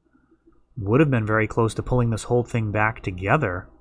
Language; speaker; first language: English; native; English